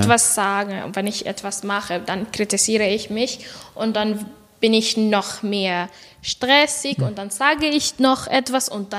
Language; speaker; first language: German; non-native, learner; Arabic